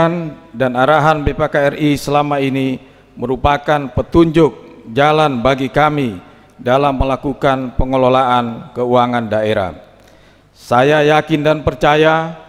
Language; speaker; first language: Indonesian; native; Indonesian